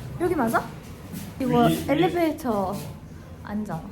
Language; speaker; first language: Korean; non-native, fluent; Turkish